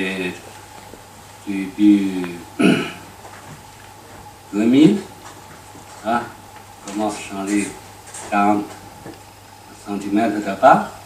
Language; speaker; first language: French; non-native, learner; Chinese